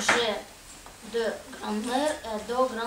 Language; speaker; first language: French; non-native, learner; Russian